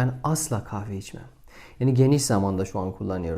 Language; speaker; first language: Turkish; non-native, fluent; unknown